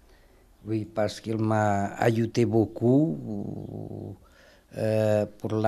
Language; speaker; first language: French; non-native, fluent; Portuguese